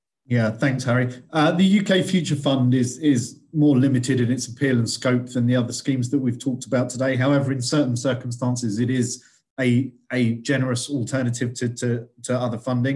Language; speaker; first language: English; native; English